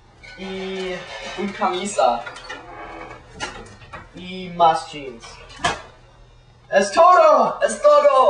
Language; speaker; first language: Spanish; non-native, learner; English